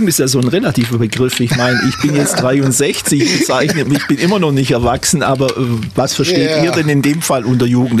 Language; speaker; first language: German; native; German